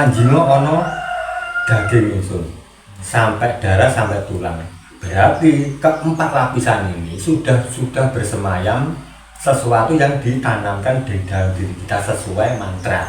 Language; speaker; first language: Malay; non-native, local second language; Javanese